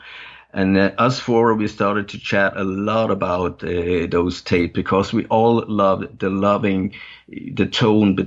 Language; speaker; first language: English; non-native, fluent; Danish